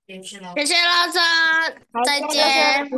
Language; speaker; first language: Chinese; non-native, learner; Indonesian